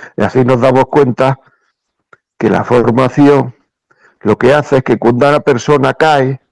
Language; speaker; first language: Spanish; native; Spanish